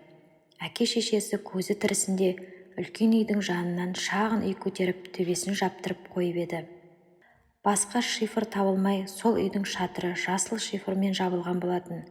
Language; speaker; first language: Kazakh; native; Kazakh